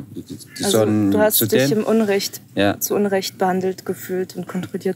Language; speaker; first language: German; native; German